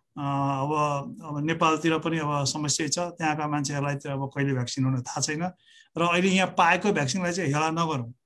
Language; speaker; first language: Nepali; native; Nepali